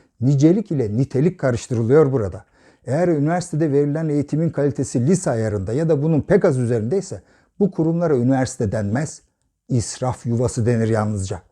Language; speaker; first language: Turkish; native; Turkish